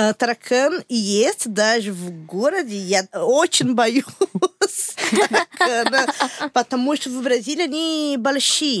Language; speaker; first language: Russian; non-native, learner; Portuguese